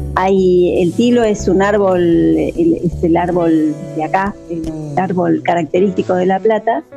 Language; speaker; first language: Spanish; native; Spanish